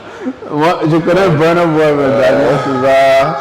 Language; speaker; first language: French; non-native, local second language; Ewe